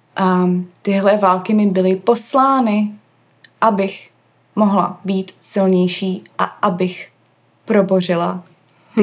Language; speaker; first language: Czech; early bilingual, other home language; English